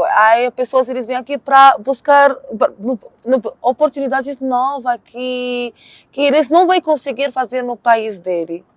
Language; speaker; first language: Portuguese; non-native, learner; Arabic